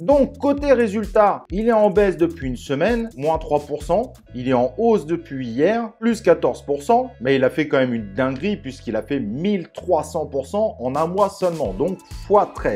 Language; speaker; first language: French; native; French